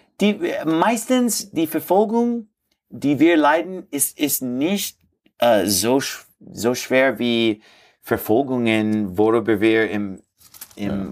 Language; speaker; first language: German; non-native, learner; English